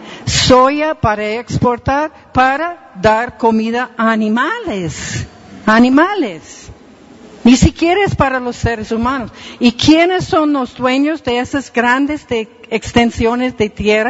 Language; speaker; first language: Spanish; non-native, fluent; English